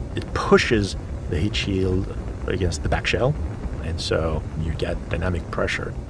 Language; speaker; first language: English; non-native, fluent; Arabic